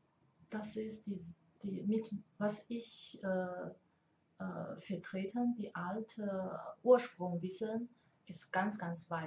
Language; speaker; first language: German; non-native, learner; Chinese